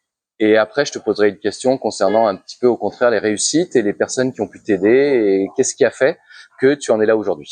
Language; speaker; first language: French; native; French